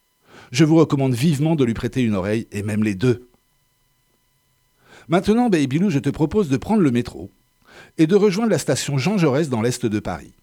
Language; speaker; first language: French; native; French